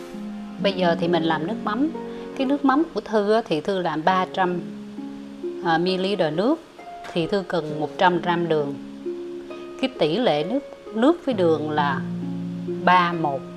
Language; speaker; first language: Vietnamese; native; Vietnamese